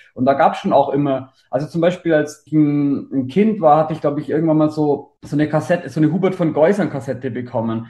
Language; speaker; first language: German; native; German